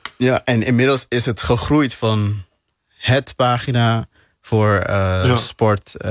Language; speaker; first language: Dutch; non-native, local second language; Papiamento